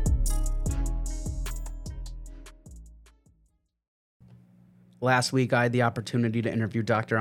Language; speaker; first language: English; native; English